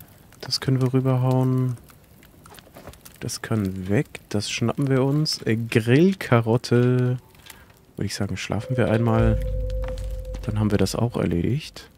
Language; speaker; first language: German; native; German